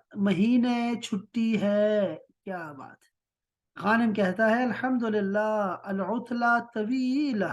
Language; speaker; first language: Urdu; native; Urdu